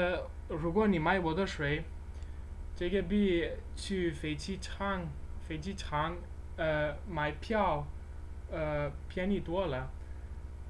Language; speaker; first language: Chinese; non-native, learner; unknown